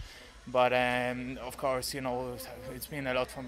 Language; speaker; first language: English; non-native, fluent; Polish